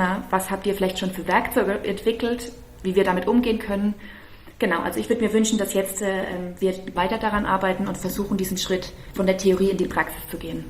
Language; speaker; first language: German; native; German